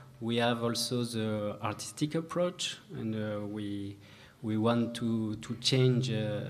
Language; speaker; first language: English; non-native, learner; French